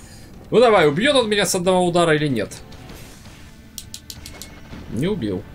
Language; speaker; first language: Russian; native; Russian